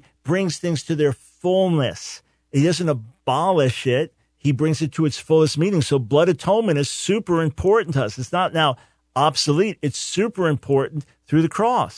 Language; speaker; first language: English; native; English